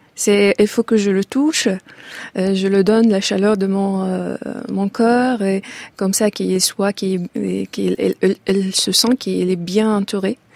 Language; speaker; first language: French; non-native, fluent; Arabic